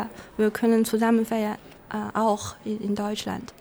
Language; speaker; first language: German; non-native, local second language; Chinese